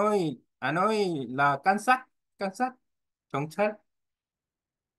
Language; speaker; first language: Vietnamese; non-native, learner; Korean